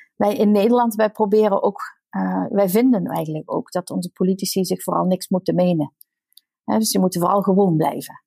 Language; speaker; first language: Dutch; native; Dutch